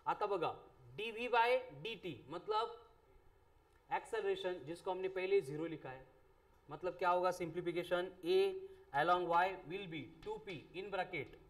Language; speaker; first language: Hindi; non-native, local second language; Marathi